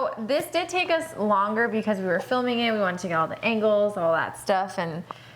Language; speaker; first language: English; native; English